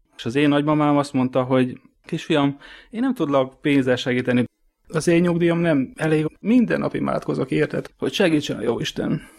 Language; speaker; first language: Hungarian; native; Hungarian